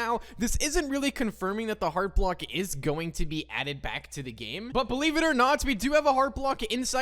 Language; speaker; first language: English; native; English